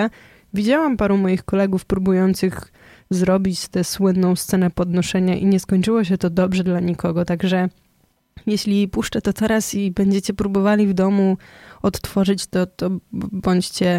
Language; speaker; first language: Polish; native; Polish